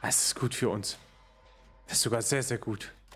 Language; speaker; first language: German; native; German